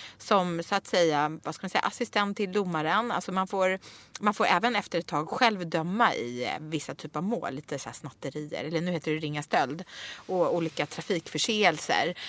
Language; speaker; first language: Swedish; native; Swedish